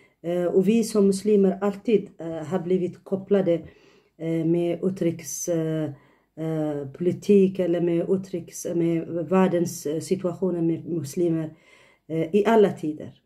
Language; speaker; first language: Swedish; non-native, fluent; Tigrinya